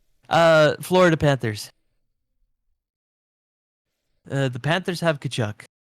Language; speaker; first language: English; native; English